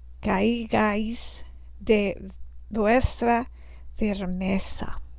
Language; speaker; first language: Spanish; non-native, learner; English